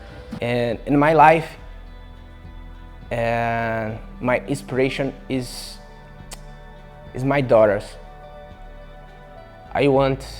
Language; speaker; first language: English; non-native, learner; Portuguese